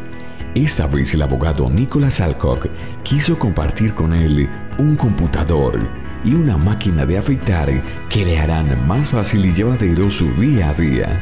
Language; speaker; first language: Spanish; native; Spanish